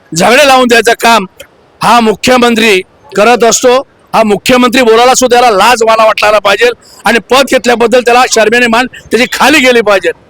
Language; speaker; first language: Marathi; native; Marathi